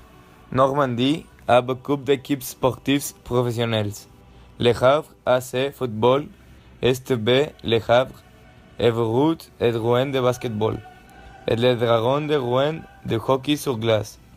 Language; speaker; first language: French; non-native, learner; Spanish